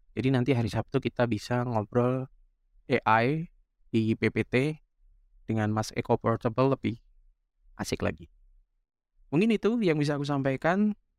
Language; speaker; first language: Indonesian; non-native, local second language; Javanese